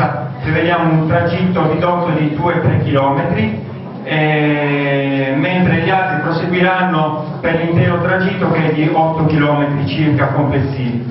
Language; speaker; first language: Italian; native; Italian